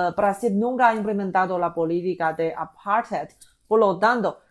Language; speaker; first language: Spanish; non-native, fluent; Chinese